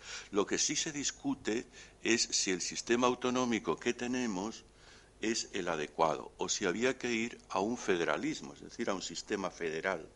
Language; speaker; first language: Spanish; native; Spanish